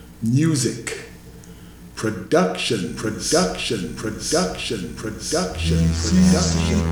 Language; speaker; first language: English; native; English